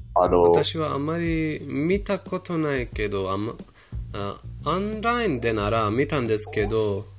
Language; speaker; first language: Japanese; non-native, fluent; Persian